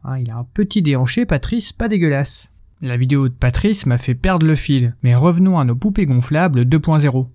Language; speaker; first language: French; native; French